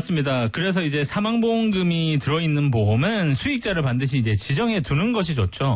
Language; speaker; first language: Korean; native; Korean